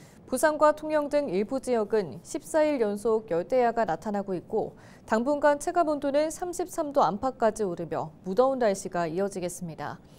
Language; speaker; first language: Korean; native; Korean